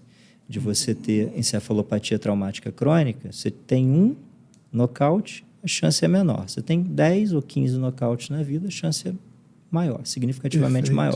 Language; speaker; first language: Portuguese; native; Portuguese